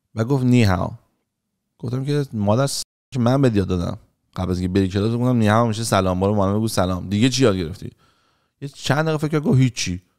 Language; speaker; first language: Persian; native; Persian